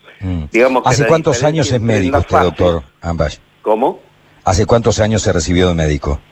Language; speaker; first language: Spanish; native; Spanish